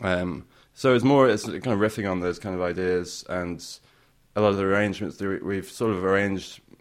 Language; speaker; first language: English; native; English